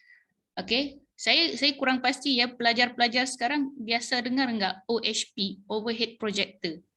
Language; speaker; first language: Malay; native; Malay